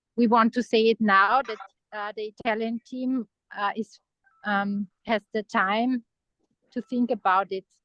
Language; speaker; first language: English; non-native, fluent; German